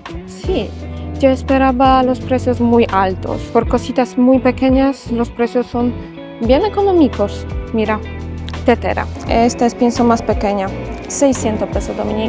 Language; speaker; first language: Spanish; non-native, fluent; Polish